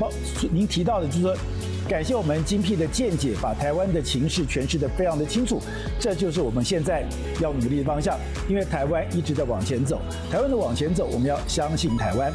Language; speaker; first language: Chinese; native; Chinese